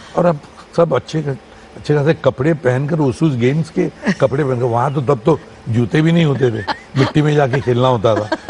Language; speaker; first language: Hindi; non-native, local second language; Marathi